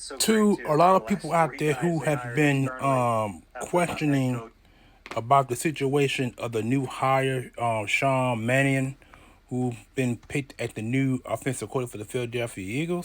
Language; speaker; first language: English; native; English